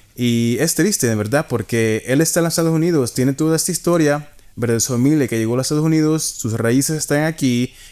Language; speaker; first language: Spanish; early bilingual, heritage; Spanish